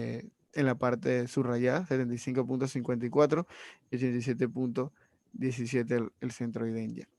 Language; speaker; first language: Spanish; native; Spanish